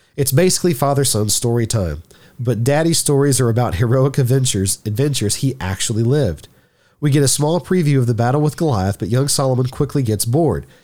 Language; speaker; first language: English; native; English